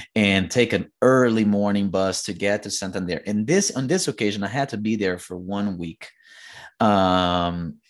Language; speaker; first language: English; non-native, fluent; Portuguese